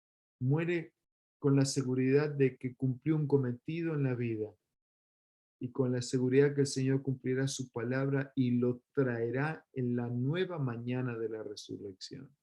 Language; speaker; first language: Spanish; native; Spanish